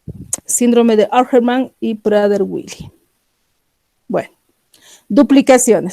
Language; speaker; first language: Spanish; native; Spanish